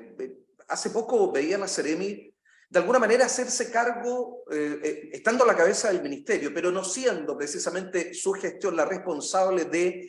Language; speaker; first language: Spanish; native; Spanish